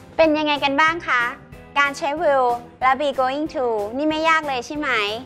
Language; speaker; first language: Thai; native; Thai